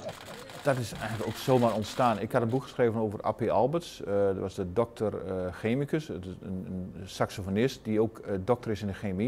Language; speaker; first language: Dutch; native; Dutch